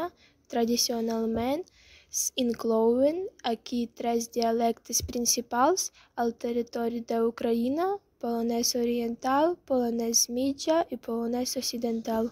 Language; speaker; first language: Catalan; non-native, learner; Ukrainian